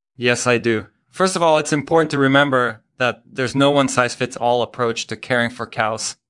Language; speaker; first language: English; non-native, fluent; Dutch